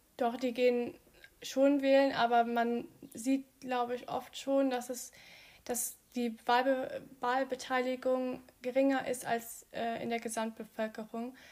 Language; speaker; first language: German; early bilingual, other home language; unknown